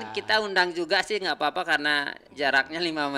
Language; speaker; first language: Indonesian; native; Indonesian